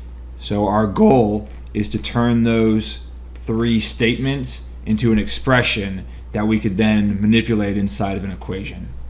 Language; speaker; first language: English; native; English